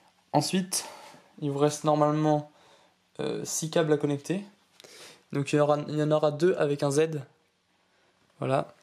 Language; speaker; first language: French; native; French